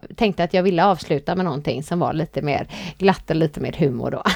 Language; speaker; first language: Swedish; native; Swedish